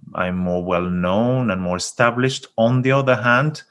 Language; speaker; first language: English; non-native, fluent; Norwegian